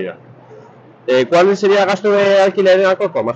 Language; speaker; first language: Spanish; native; Spanish